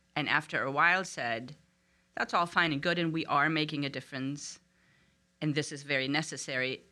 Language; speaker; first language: English; non-native, fluent; German